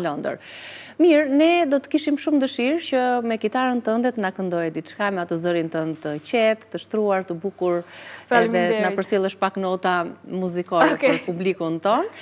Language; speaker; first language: Albanian; native; Albanian